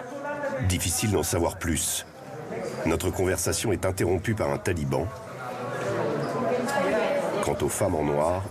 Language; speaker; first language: French; native; French